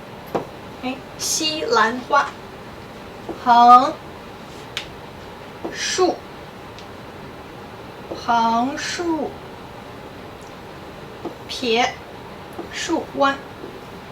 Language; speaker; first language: Chinese; non-native, fluent; English